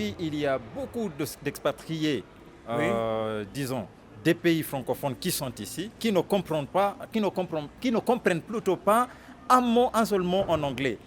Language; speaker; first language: French; non-native, fluent; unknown